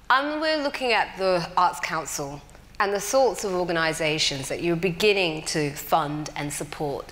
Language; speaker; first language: English; native; English